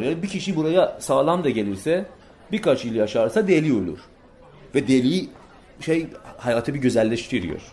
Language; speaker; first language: Turkish; non-native, fluent; Persian